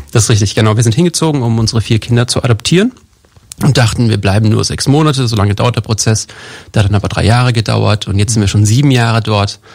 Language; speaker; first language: German; native; German